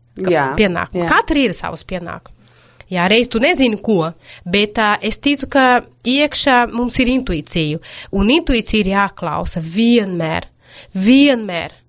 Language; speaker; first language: Latvian; non-native, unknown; Portuguese